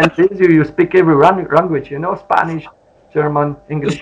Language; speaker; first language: English; non-native, learner; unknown